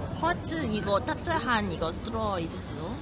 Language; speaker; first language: Korean; non-native, learner; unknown